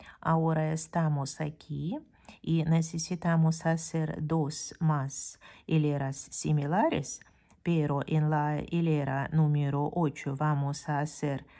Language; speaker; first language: Spanish; non-native, fluent; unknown